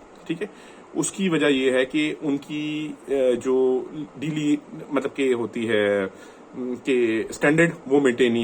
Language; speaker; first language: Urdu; non-native, local second language; Punjabi